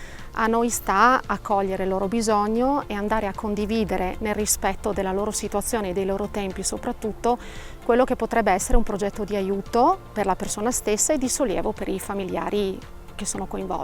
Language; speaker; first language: Italian; native; Italian